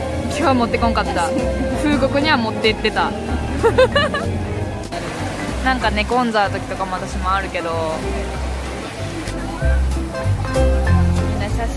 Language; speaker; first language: Japanese; native; Japanese